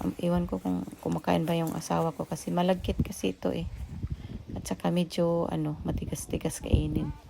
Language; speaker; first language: Filipino; non-native, local second language; Cebuano